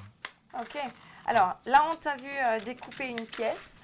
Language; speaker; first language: French; native; French